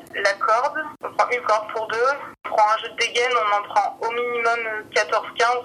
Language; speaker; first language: French; native; French